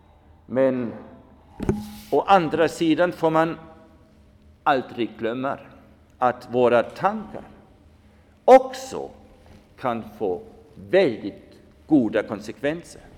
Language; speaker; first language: Swedish; non-native, fluent; German